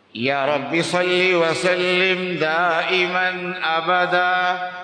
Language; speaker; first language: Urdu; native; Urdu